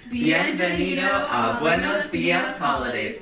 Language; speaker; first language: Spanish; non-native, learner; English